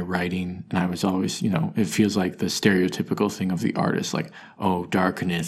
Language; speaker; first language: English; native; English